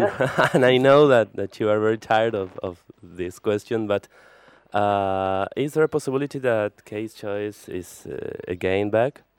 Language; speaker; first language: English; non-native, fluent; Spanish